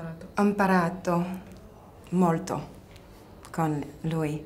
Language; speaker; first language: Italian; non-native, learner; French